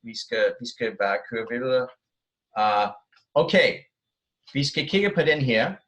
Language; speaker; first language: Danish; non-native, fluent; English